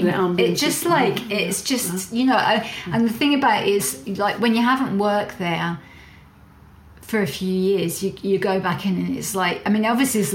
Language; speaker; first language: English; native; English